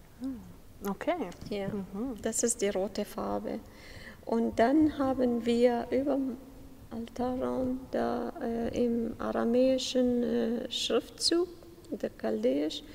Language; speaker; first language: German; non-native, fluent; Syriac